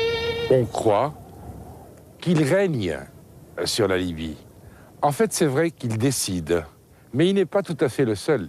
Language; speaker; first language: French; native; French